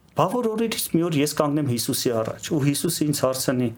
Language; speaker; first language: Armenian; native; Armenian